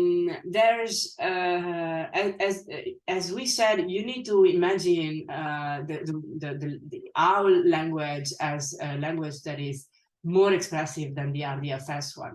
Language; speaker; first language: English; non-native, fluent; Italian